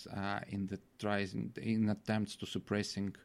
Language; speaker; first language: English; non-native, fluent; Russian